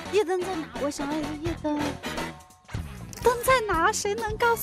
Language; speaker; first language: Chinese; native; Chinese